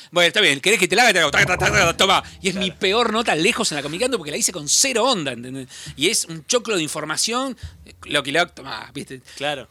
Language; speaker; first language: Spanish; native; Spanish